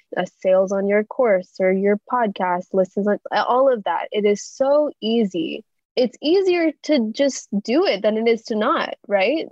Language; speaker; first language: English; native; English